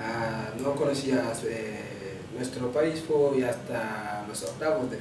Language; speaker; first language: Spanish; non-native, local second language; Wolof